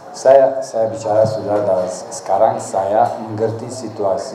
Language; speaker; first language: Indonesian; non-native, learner; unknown